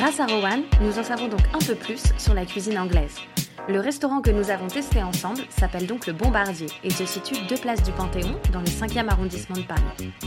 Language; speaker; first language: French; native; French